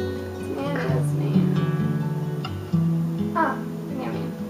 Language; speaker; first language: Hebrew; non-native, learner; English